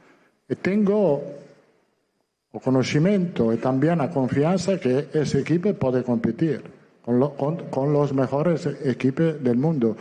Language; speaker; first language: Portuguese; non-native, fluent; Italian